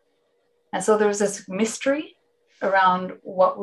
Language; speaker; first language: English; non-native, fluent; Finnish